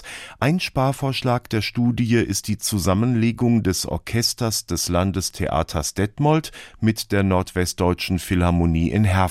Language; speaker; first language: German; native; German